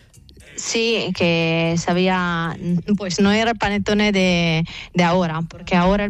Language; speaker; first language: Spanish; non-native, fluent; Italian